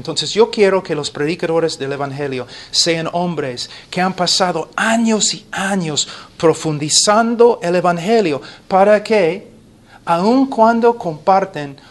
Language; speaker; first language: Spanish; non-native, fluent; English